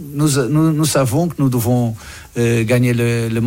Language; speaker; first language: French; non-native, learner; Portuguese